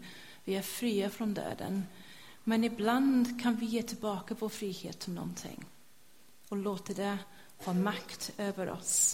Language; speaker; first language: Swedish; non-native, fluent; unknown